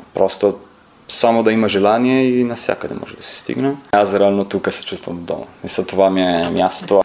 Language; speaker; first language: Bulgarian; non-native, fluent; Italian